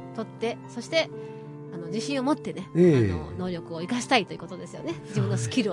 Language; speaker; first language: Japanese; native; Japanese